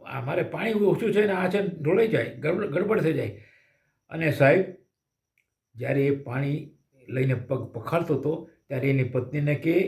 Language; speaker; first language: Gujarati; native; Gujarati